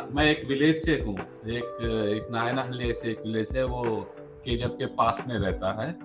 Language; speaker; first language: Hindi; non-native, local second language; Kannada